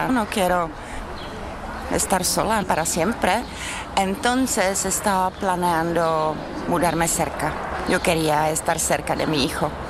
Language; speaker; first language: Spanish; non-native, learner; Czech